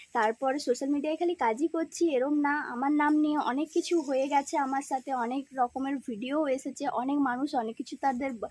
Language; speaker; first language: Bangla; non-native, local second language; Santali